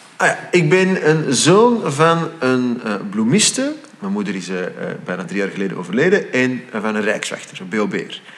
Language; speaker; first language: Dutch; native; Dutch